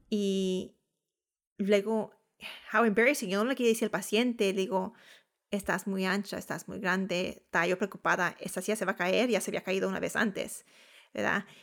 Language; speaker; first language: Spanish; early bilingual, heritage; Spanish